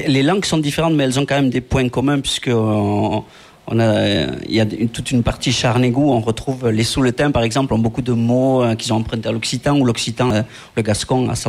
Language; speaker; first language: French; non-native, local second language; Basque